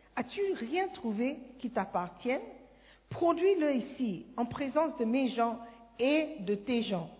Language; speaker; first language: French; non-native, fluent; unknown